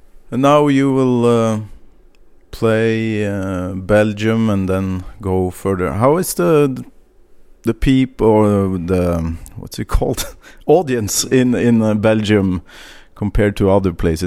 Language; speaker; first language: English; non-native, fluent; Norwegian